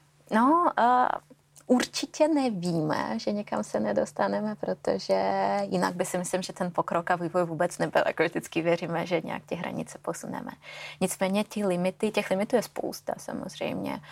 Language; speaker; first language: Czech; non-native, fluent; Russian